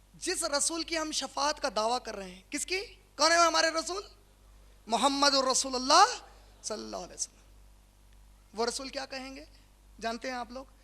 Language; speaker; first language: Hindi; non-native, local second language; Urdu